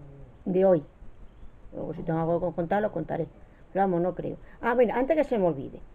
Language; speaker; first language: Spanish; native; Spanish